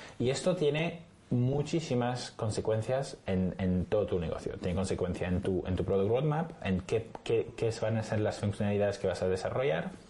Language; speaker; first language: Spanish; non-native, fluent; French